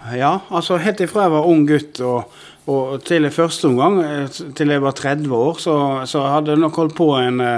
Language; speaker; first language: Norwegian; native; Norwegian